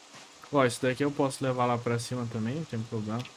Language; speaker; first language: Portuguese; native; Portuguese